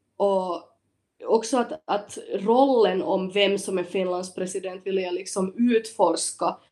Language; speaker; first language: Swedish; native; Swedish